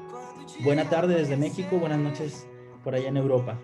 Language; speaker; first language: Spanish; native; Spanish